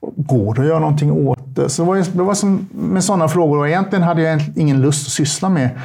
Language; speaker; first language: Swedish; early bilingual, other home language; Turkish